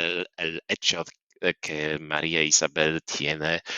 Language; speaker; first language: Spanish; non-native, fluent; Polish